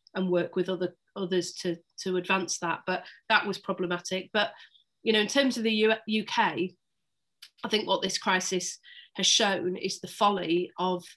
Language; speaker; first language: English; native; English